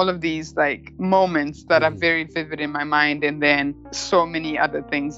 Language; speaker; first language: English; non-native, local second language; Shona